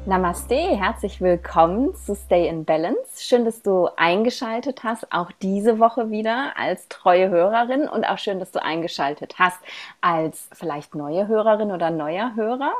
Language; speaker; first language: German; native; German